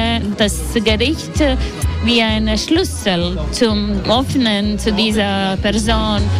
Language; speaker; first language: German; non-native, learner; Latvian